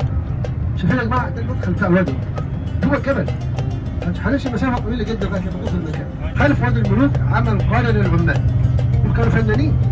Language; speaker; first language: Arabic; native; Arabic